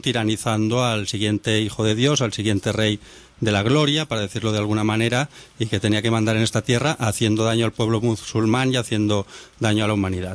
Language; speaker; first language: Spanish; native; Spanish